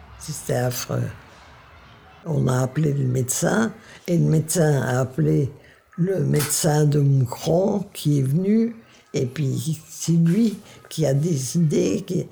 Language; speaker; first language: French; non-native, local second language; Dutch